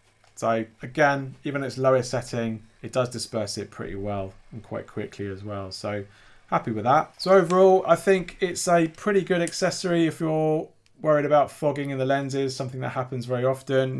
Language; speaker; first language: English; native; English